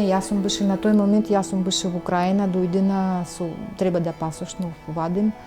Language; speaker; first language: Macedonian; non-native, learner; Russian